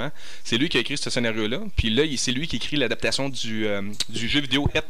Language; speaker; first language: French; native; French